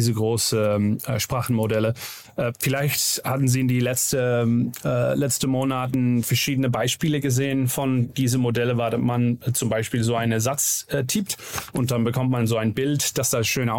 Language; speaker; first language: German; non-native, learner; Dutch